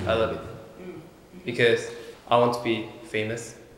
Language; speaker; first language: English; non-native, learner; Korean